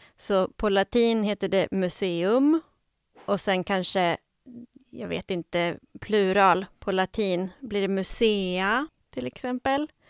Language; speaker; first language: Swedish; native; Swedish